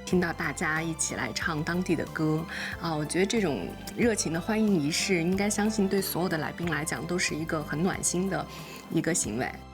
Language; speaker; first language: Chinese; native; Chinese